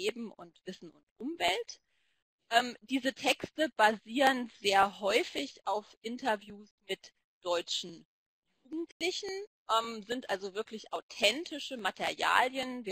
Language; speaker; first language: German; native; German